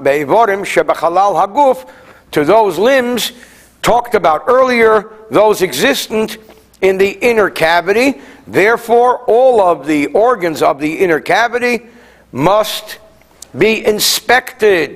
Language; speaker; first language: English; native; English